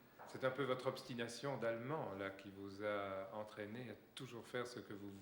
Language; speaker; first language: French; native; French